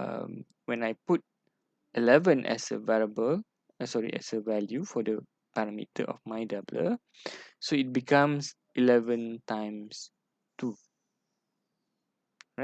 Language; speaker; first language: English; non-native, local second language; Malay